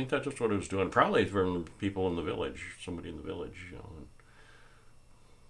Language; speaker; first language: English; native; English